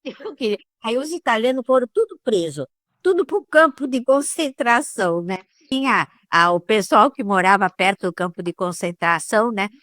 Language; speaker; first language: Portuguese; early bilingual, other home language; Italian